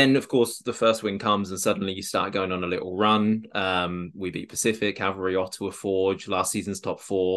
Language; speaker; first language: English; native; English